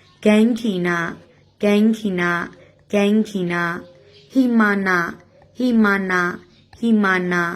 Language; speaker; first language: Japanese; non-native, fluent; Burmese